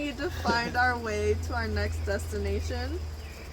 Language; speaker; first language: English; native; English